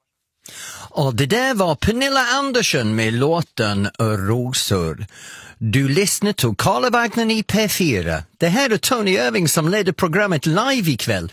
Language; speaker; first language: Swedish; non-native, fluent; English